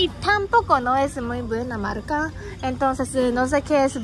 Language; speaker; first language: Spanish; non-native, learner; Japanese